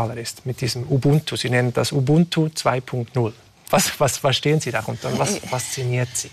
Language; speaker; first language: German; native; German